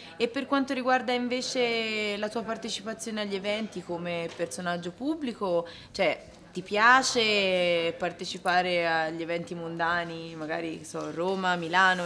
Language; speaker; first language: Italian; native; Italian